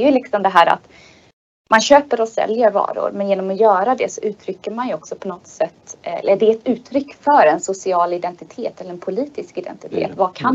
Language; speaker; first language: Swedish; native; Swedish